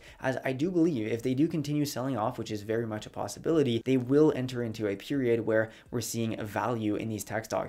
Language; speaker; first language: English; native; English